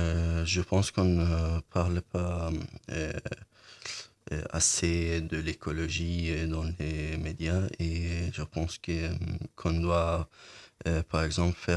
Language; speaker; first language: French; non-native, learner; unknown